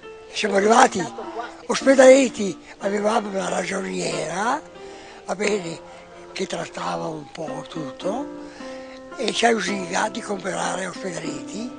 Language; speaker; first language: Italian; non-native, local second language; Venetian